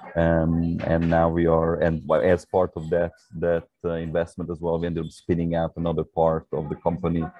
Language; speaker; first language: English; non-native, fluent; Hungarian